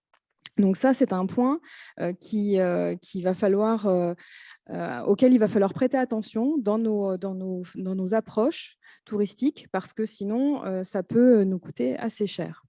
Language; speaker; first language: French; native; French